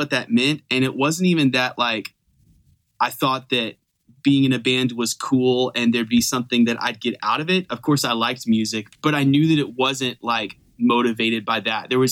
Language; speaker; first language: English; native; English